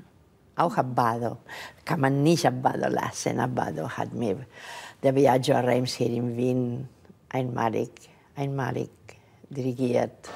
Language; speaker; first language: German; non-native, fluent; Catalan